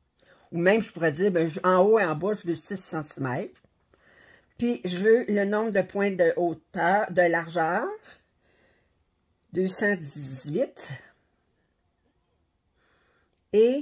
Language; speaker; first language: French; native; French